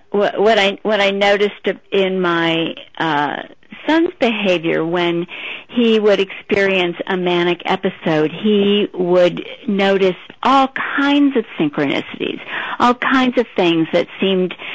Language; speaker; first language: English; native; English